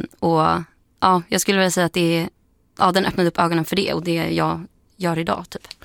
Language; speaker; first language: Swedish; early bilingual, heritage; Swedish